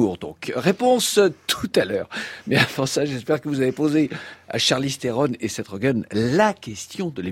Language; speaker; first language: French; native; French